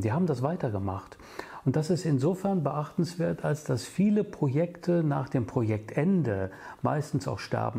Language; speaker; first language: German; native; German